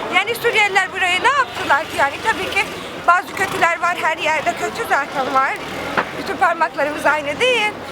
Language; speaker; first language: Turkish; non-native, fluent; Arabic